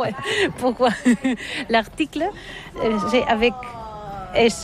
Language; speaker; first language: French; non-native, learner; Catalan